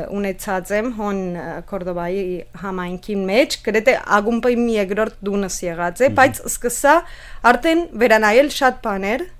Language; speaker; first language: Armenian; early bilingual, heritage; Armenian